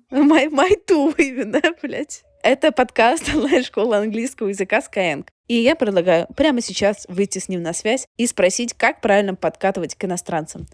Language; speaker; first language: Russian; native; Russian